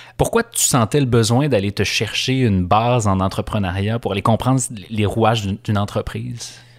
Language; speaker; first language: French; native; French